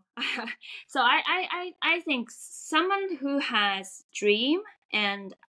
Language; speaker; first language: English; non-native, fluent; Japanese